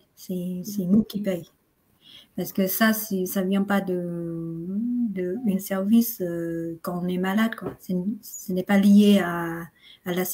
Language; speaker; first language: French; non-native, fluent; Vietnamese